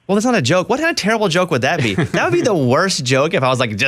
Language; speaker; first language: English; native; English